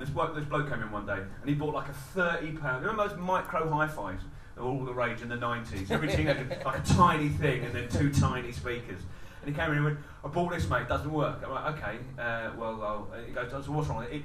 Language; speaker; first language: English; native; English